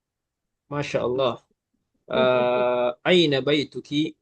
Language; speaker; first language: Arabic; non-native, fluent; Malay